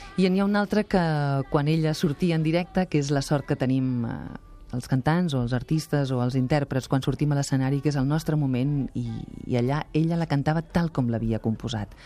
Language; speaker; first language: Catalan; non-native, local second language; Spanish